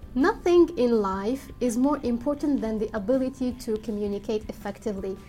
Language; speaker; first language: English; non-native, fluent; Arabic